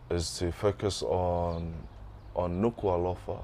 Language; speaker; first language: English; early bilingual, other home language; Tongan